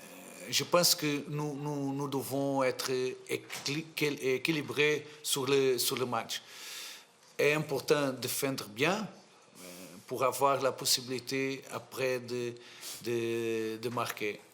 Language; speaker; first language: French; non-native, fluent; Portuguese